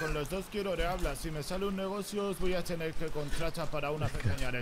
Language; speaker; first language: Spanish; native; Spanish